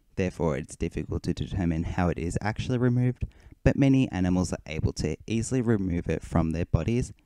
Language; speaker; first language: English; native; English